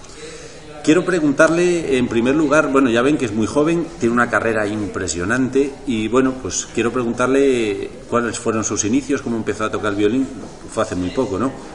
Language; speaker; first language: Spanish; native; Spanish